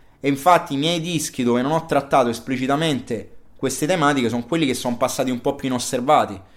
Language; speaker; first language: Italian; native; Italian